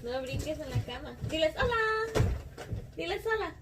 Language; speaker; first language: Spanish; early bilingual, other home language; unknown